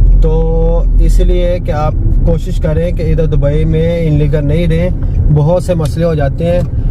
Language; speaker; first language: Urdu; non-native, local second language; Punjabi